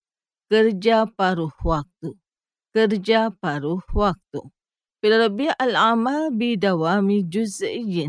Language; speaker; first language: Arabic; non-native, fluent; Indonesian